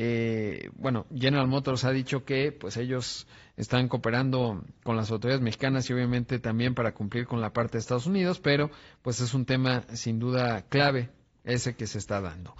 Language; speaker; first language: Spanish; native; Spanish